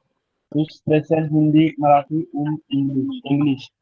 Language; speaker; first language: German; non-native, learner; Marathi